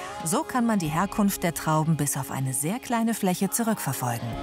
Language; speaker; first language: German; native; German